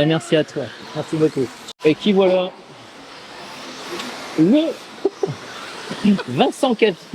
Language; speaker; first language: French; native; French